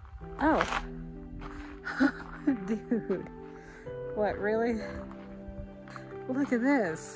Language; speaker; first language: English; native; English